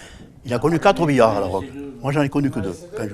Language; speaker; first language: French; native; French